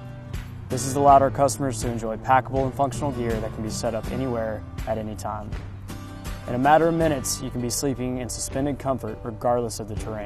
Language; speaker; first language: English; native; English